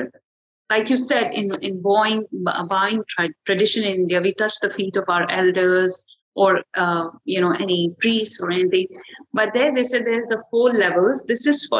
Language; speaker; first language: English; non-native, local second language; Hindi